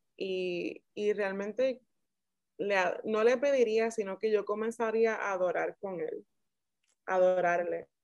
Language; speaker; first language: Spanish; native; Spanish